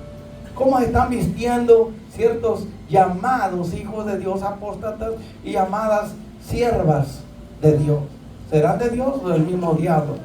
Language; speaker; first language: Spanish; native; Spanish